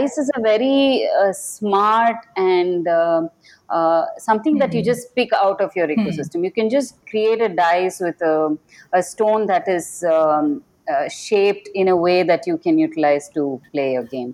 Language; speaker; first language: English; non-native, local second language; Kannada